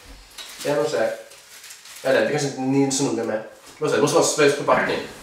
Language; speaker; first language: Swedish; native; Swedish